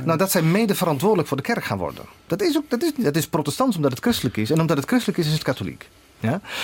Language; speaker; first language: Dutch; native; Dutch